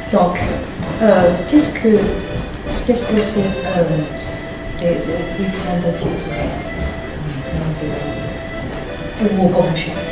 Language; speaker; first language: French; non-native, learner; Chinese